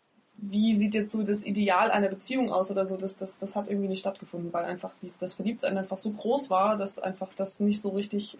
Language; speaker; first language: German; native; German